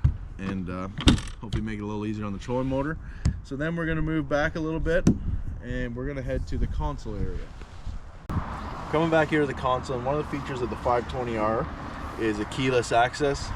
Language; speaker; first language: English; native; English